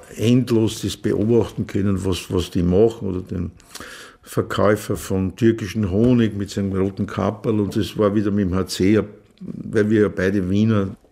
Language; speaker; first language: German; native; German